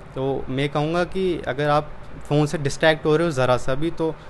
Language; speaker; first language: Hindi; native; Hindi